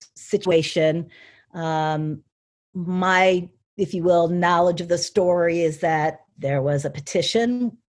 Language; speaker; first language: English; native; English